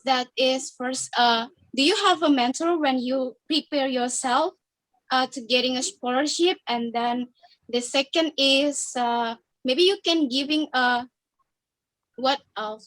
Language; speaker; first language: English; non-native, learner; Indonesian